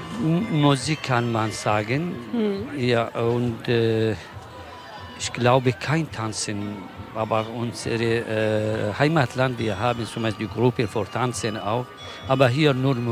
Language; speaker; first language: German; non-native, learner; Kurdish